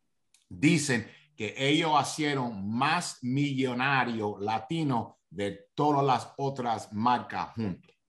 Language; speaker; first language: Spanish; early bilingual, heritage; Spanish